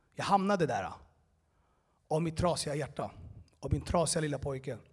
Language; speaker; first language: Swedish; early bilingual, other home language; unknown